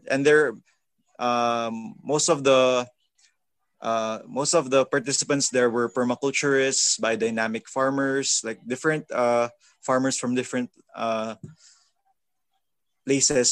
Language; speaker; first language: English; non-native, local second language; Filipino